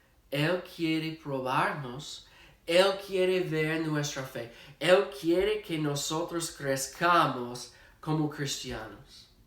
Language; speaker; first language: Spanish; non-native, fluent; English